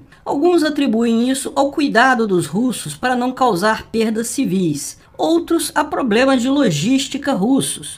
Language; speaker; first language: Portuguese; native; Portuguese